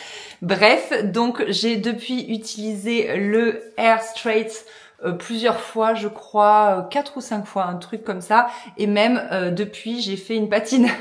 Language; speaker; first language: French; native; French